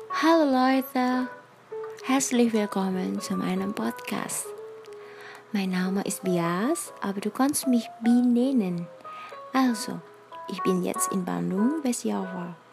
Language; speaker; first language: German; non-native, fluent; Indonesian